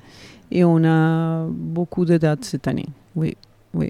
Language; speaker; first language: French; non-native, fluent; Spanish